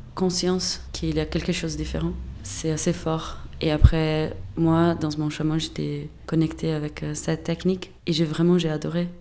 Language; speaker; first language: French; non-native, fluent; Portuguese